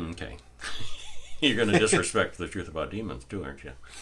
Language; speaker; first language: English; native; English